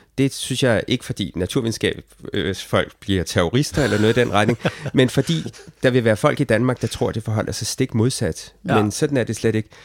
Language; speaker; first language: Danish; native; Danish